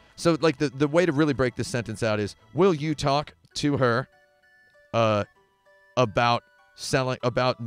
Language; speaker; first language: English; native; English